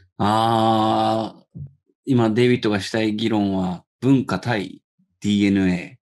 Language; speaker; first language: Japanese; native; Japanese